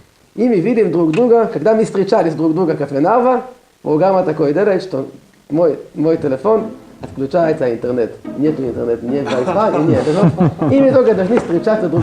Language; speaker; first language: Russian; non-native, learner; Hebrew